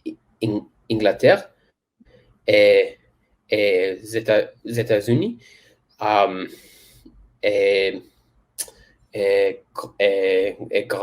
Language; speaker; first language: French; non-native, learner; English